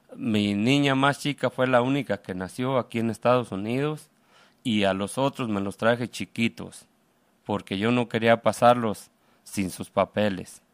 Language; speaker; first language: Spanish; native; Spanish